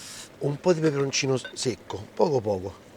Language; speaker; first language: Italian; native; Italian